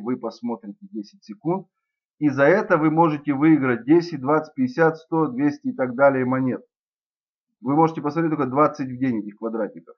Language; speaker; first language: Russian; native; Russian